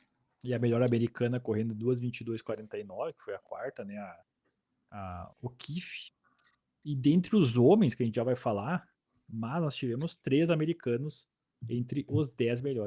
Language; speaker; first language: Portuguese; native; Portuguese